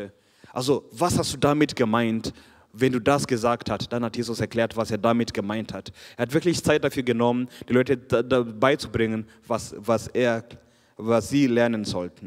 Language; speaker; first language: German; non-native, fluent; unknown